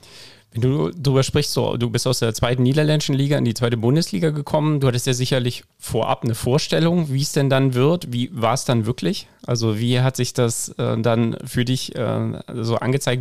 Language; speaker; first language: German; native; German